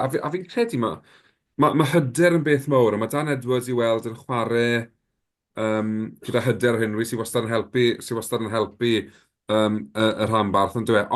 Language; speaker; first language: Welsh; native; Welsh